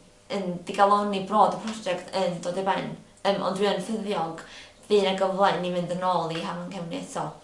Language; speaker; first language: Welsh; native; Welsh